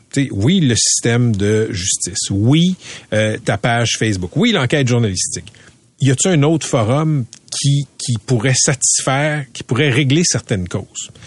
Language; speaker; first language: French; native; French